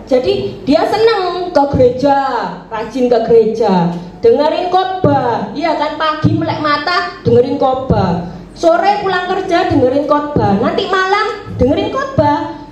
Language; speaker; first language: Indonesian; native; Indonesian